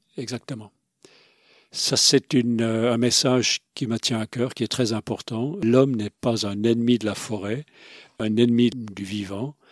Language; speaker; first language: French; non-native, local second language; Swiss German